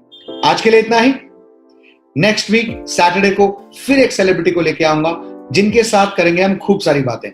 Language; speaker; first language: Hindi; native; Hindi